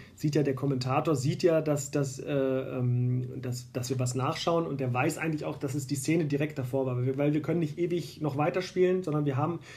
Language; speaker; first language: German; native; German